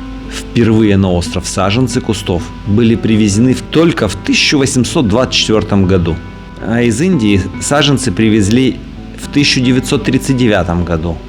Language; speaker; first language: Russian; native; Russian